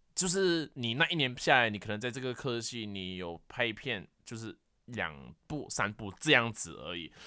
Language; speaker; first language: Chinese; native; Chinese